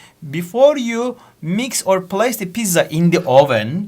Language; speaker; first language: English; non-native, fluent; Turkish